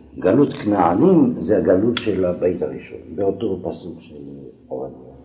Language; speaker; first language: Hebrew; non-native, fluent; French